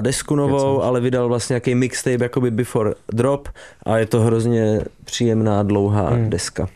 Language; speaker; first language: Czech; native; Czech